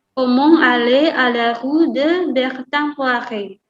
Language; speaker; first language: French; non-native, fluent; Indonesian